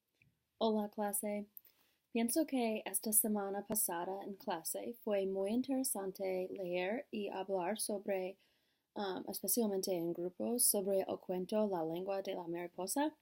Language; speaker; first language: Spanish; non-native, learner; English